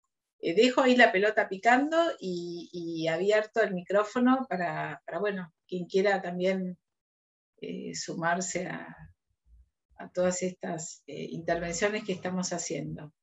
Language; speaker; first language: Spanish; native; Spanish